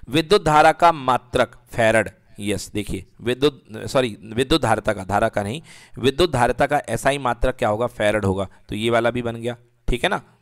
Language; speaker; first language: Hindi; native; Hindi